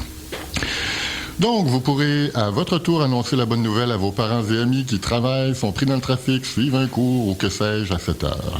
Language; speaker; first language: French; native; French